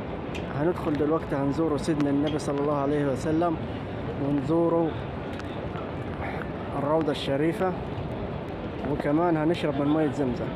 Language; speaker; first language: Arabic; native; Arabic